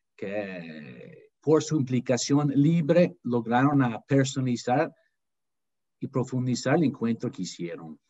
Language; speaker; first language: Spanish; non-native, fluent; English